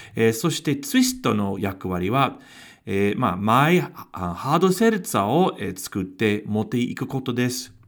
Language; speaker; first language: Japanese; non-native, fluent; English